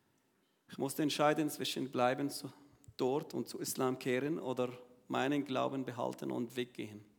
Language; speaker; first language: German; non-native, learner; Arabic